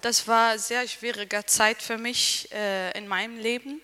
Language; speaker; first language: German; non-native, learner; Arabic